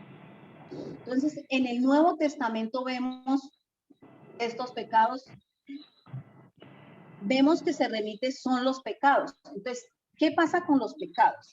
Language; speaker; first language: Spanish; native; Spanish